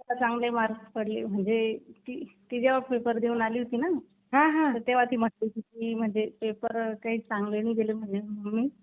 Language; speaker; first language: Marathi; native; Marathi